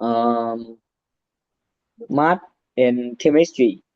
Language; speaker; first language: English; non-native, learner; Vietnamese